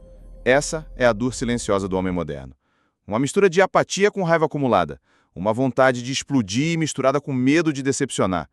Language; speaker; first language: Portuguese; native; Portuguese